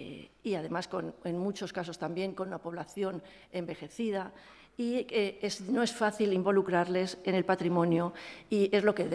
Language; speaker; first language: Spanish; native; Spanish